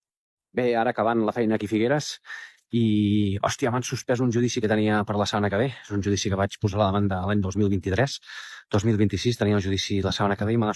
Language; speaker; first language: Catalan; native; Catalan